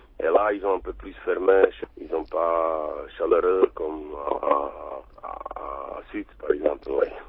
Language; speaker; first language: French; non-native, fluent; Czech